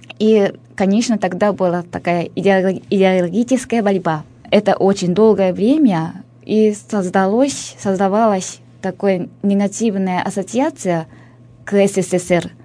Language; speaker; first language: Russian; non-native, fluent; Japanese